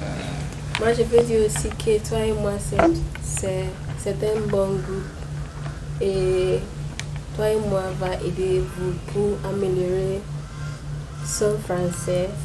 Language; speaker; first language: French; non-native, learner; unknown